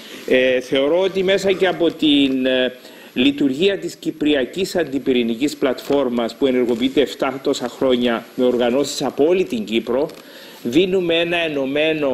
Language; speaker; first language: Greek; native; Greek